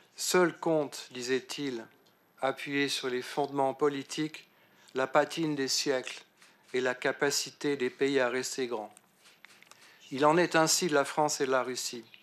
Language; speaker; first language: French; native; French